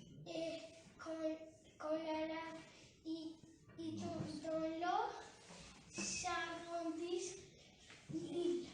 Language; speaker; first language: French; early bilingual, heritage; French